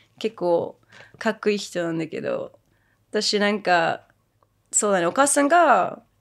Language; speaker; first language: Japanese; early bilingual, heritage; Japanese